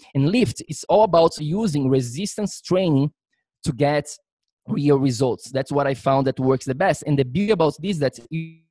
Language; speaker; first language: English; non-native, fluent; Portuguese